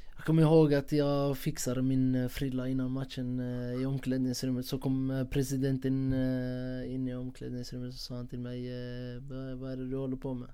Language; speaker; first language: Swedish; non-native, fluent; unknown